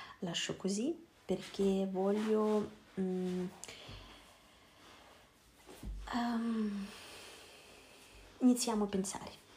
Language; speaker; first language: Italian; non-native, learner; Russian